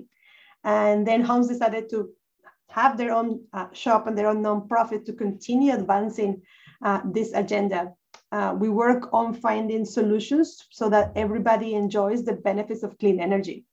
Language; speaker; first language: English; non-native, fluent; Spanish